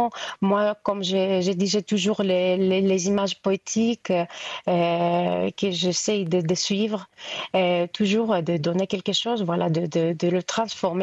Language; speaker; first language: French; non-native, fluent; Greek